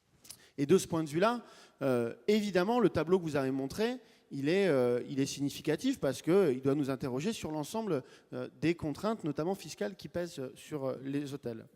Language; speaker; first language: French; native; French